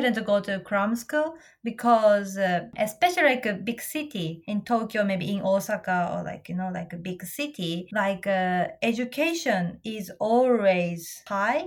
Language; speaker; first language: English; non-native, fluent; Japanese